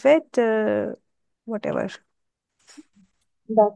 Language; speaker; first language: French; non-native, fluent; Hindi